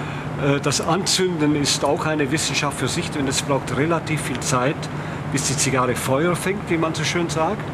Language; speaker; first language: German; native; German